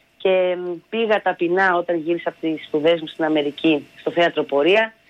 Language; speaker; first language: Greek; early bilingual, other home language; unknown